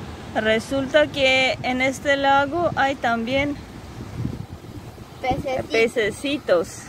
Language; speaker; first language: Spanish; non-native, fluent; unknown